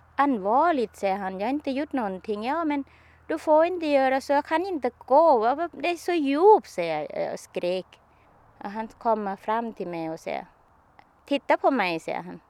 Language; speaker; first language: Swedish; non-native, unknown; Thai